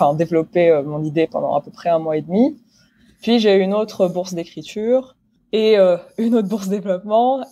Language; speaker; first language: French; non-native, local second language; Arabic